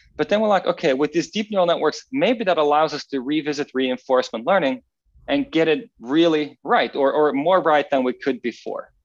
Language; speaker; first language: English; non-native, fluent; Dutch